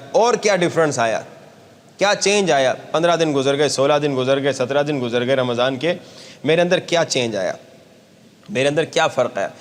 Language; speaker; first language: Urdu; native; Urdu